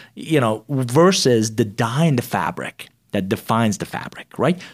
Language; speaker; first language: English; non-native, fluent; Persian